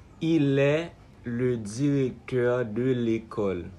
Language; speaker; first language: French; non-native, local second language; Haitian Creole